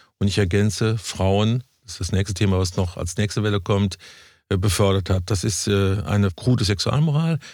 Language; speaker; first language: German; native; German